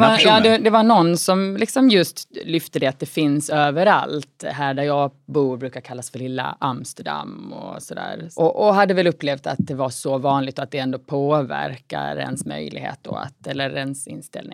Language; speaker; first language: Swedish; native; Swedish